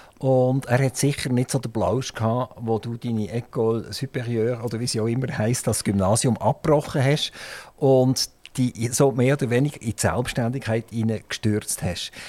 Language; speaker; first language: German; native; German